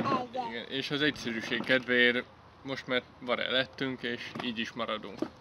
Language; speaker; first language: Hungarian; early bilingual, other home language; English